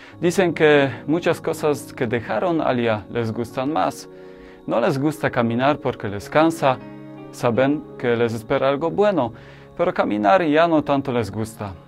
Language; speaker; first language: Spanish; non-native, fluent; Polish